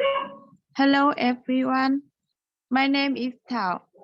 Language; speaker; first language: English; non-native, learner; Vietnamese